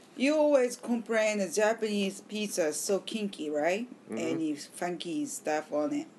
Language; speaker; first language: English; non-native, learner; Japanese